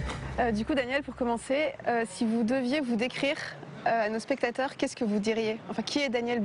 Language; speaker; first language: French; native; French